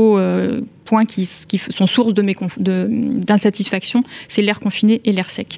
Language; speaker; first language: French; native; French